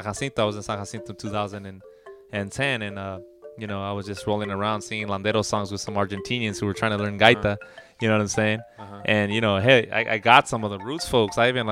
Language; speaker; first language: English; native; English